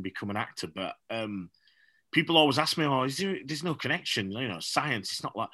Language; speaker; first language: English; native; English